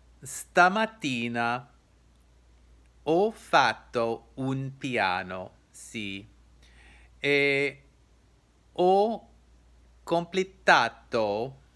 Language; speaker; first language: Italian; non-native, learner; English